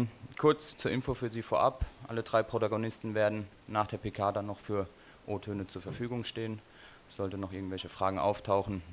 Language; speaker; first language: German; native; German